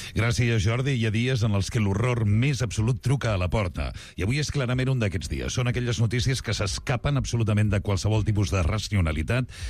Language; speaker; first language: Catalan; native; Catalan